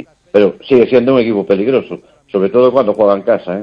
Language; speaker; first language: Spanish; native; Spanish